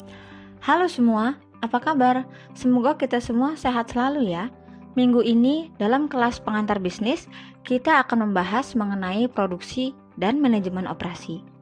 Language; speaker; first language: Indonesian; native; Indonesian